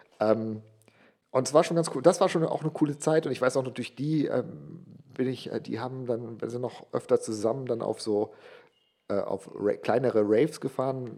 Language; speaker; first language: German; non-native, local second language; English